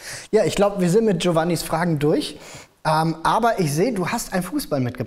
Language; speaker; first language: German; native; German